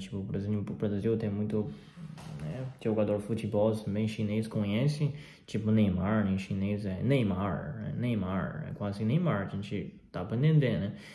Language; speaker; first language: Portuguese; non-native, fluent; Chinese